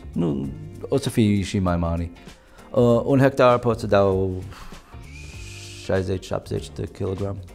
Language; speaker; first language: Romanian; non-native, learner; English